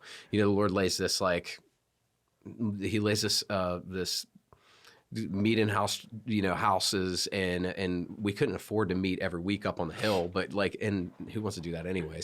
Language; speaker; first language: English; native; English